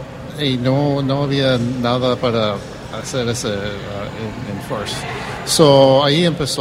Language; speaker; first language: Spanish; early bilingual, heritage; Spanish